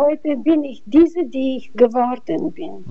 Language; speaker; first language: German; non-native, fluent; Bulgarian